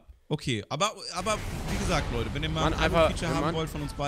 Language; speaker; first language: German; native; German